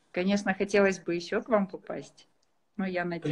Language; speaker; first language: Russian; native; Russian